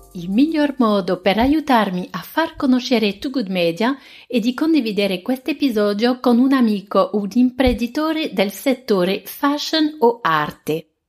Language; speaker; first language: Italian; non-native, fluent; French